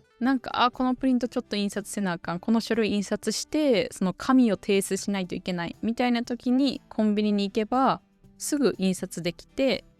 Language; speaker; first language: Japanese; native; Japanese